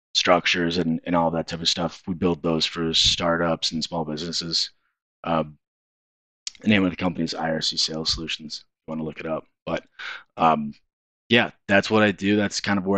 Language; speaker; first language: English; native; English